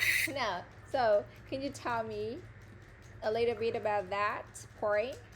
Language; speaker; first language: English; non-native, fluent; Vietnamese